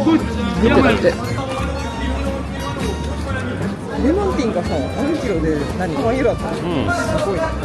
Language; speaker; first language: Japanese; native; Japanese